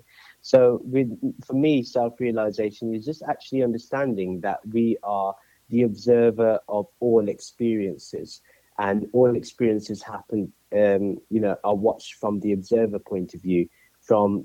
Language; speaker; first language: English; native; English